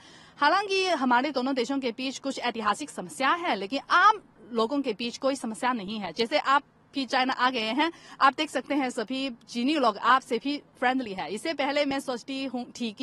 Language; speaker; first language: Hindi; non-native, fluent; Chinese